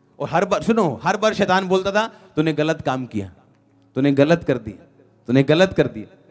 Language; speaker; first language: Hindi; non-native, local second language; Punjabi